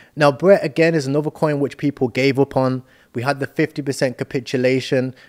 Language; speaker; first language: English; native; English